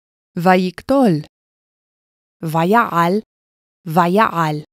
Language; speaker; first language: Hebrew; non-native, fluent; English